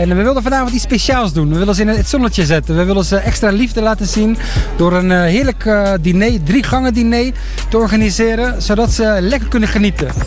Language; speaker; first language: Dutch; native; Dutch